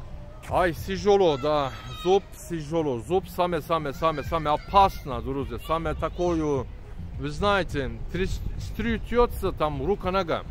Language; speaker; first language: Russian; non-native, learner; Turkish